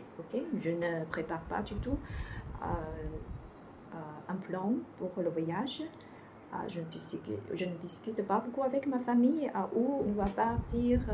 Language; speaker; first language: French; non-native, learner; Chinese